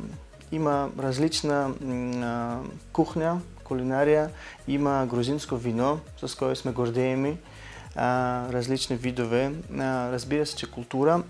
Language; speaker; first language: Bulgarian; non-native, learner; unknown